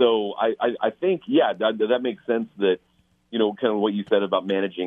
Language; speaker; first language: English; native; English